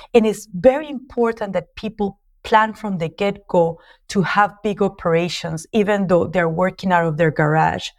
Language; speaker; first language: English; non-native, fluent; Spanish